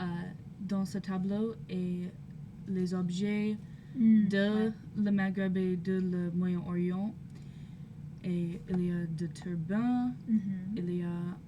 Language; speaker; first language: French; non-native, learner; English